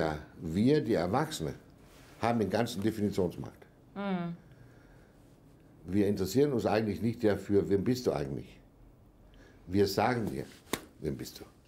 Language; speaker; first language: German; non-native, fluent; Danish